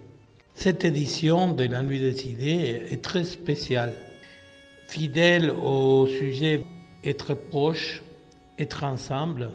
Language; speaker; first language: French; non-native, fluent; Spanish